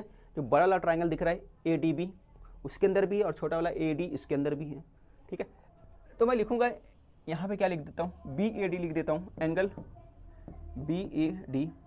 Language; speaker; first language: Hindi; native; Hindi